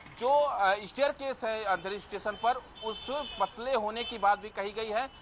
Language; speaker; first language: Hindi; native; Hindi